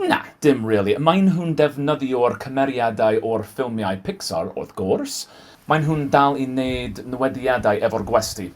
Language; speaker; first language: Welsh; non-native, learner; English